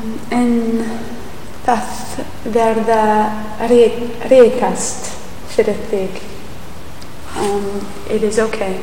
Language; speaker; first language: Icelandic; non-native, learner; English